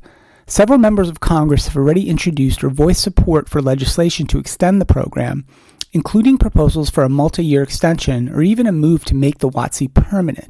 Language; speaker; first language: English; native; English